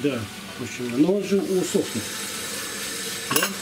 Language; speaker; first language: Russian; native; Russian